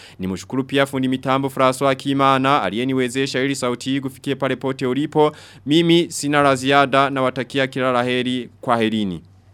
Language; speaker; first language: Swahili; non-native, local second language; Rundi